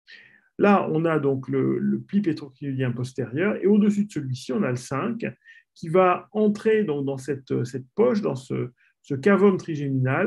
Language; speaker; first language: French; native; French